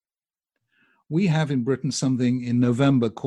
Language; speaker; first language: English; native; English